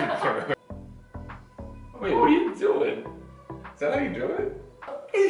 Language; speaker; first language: English; native; English